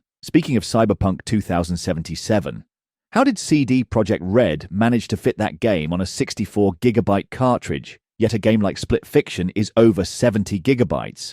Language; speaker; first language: English; native; English